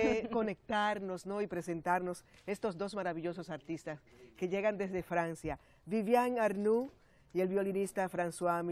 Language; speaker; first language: Spanish; native; Spanish